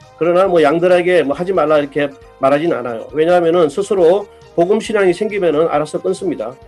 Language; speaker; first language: Korean; native; Korean